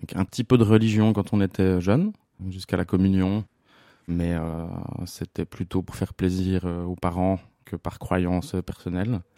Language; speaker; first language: French; native; French